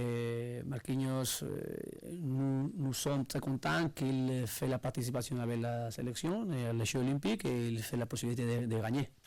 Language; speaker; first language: French; non-native, learner; Spanish